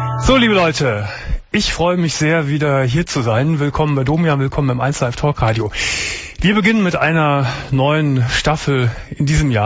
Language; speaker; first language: German; native; German